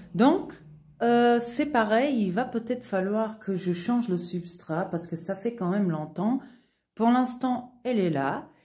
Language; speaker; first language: French; non-native, fluent; Portuguese